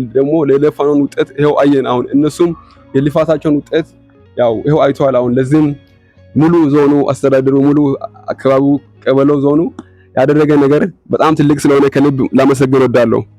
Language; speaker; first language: Amharic; non-native, local second language; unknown